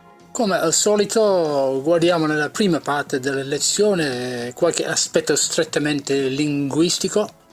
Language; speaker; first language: Italian; non-native, fluent; English